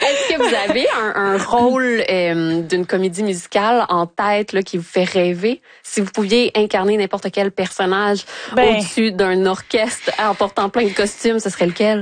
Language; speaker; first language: French; native; French